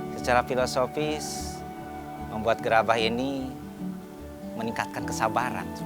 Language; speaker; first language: Indonesian; non-native, local second language; Sundanese